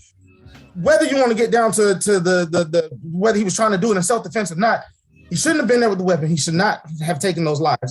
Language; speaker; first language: English; native; English